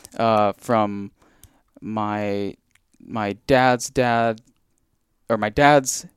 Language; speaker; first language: English; native; English